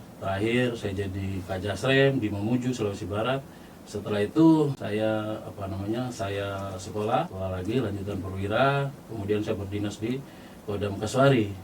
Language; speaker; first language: Indonesian; native; Indonesian